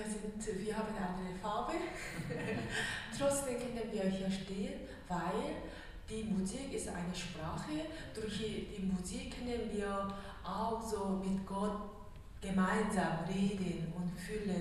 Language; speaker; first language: German; non-native, learner; Korean